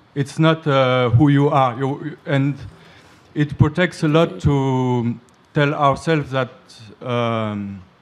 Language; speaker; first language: English; non-native, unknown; French